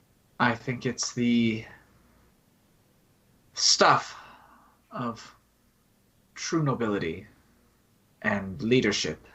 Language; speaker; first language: English; native; English